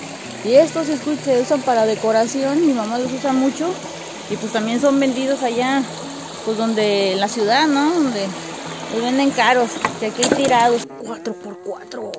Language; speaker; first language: Spanish; native; Spanish